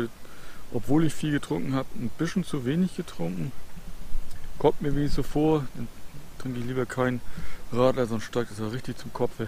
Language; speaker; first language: German; native; German